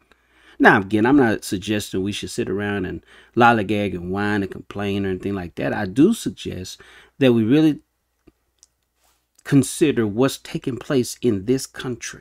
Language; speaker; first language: English; native; English